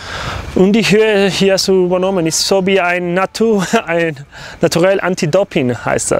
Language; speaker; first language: German; non-native, learner; Spanish